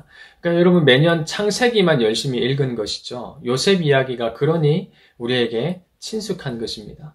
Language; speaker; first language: Korean; native; Korean